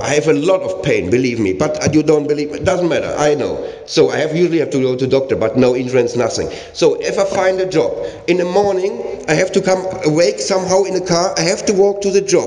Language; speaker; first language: English; non-native, learner; German